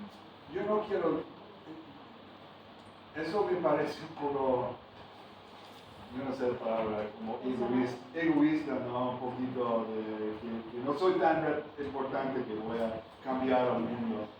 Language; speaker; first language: Spanish; non-native, fluent; English